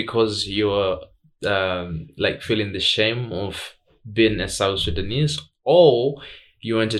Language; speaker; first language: English; non-native, local second language; Swahili